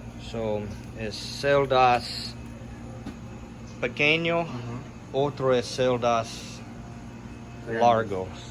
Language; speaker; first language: Spanish; non-native, learner; English